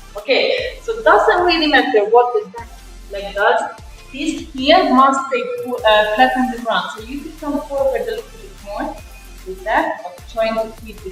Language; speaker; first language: English; non-native, fluent; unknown